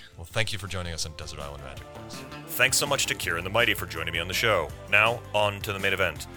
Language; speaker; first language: English; native; English